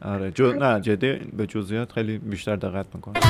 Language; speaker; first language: Persian; native; Persian